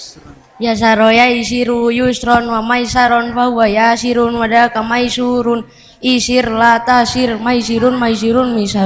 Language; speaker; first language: Arabic; non-native, learner; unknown